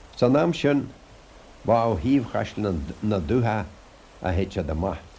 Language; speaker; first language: Irish; native; Irish